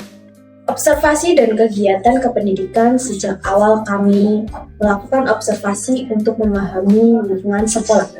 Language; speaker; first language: Indonesian; native; Indonesian